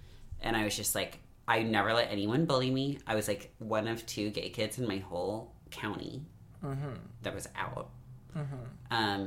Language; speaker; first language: English; native; English